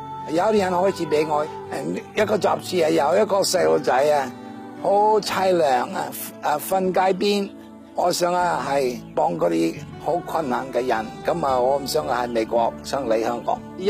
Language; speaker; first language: Cantonese; non-native, fluent; English